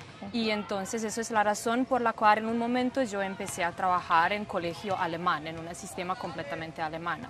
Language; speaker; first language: Spanish; non-native, fluent; Serbian